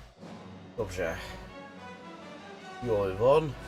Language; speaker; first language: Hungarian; non-native, learner; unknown